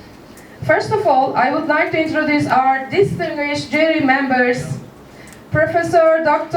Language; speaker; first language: English; non-native, fluent; Turkish